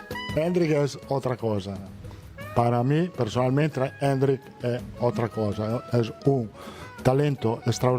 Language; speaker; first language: Portuguese; non-native, fluent; Italian